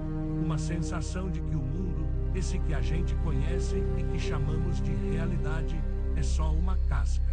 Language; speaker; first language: Portuguese; native; Portuguese